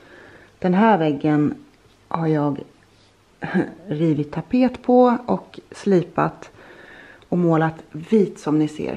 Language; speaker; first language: Swedish; native; Swedish